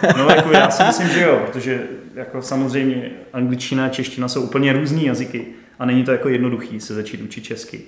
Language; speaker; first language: Czech; native; Czech